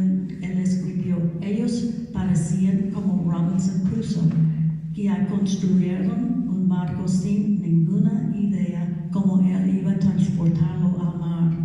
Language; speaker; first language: Spanish; non-native, learner; English